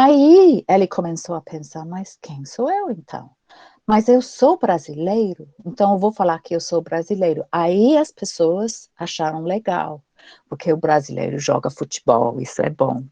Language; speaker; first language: Portuguese; non-native, fluent; English